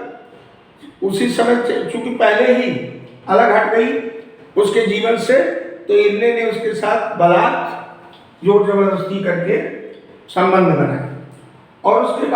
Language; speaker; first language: Hindi; native; Hindi